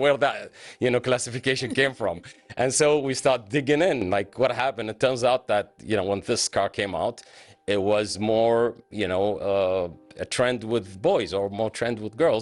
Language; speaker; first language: English; non-native, fluent; Arabic